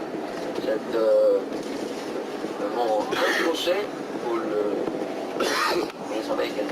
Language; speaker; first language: French; non-native, fluent; Spanish